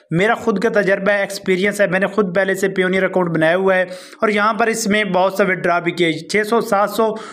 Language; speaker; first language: Urdu; non-native, local second language; Punjabi